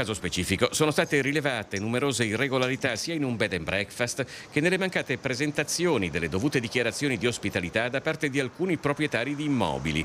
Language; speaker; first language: Italian; native; Italian